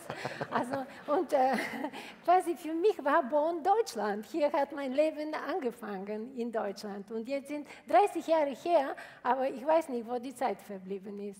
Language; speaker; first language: German; non-native, fluent; Bulgarian